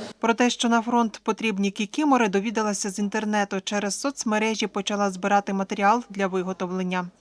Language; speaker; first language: Ukrainian; native; Ukrainian